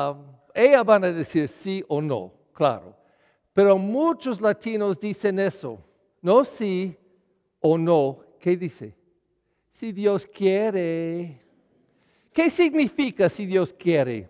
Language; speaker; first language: Spanish; non-native, learner; English